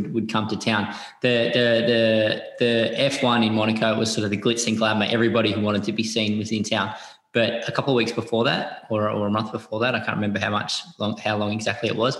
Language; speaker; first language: English; native; English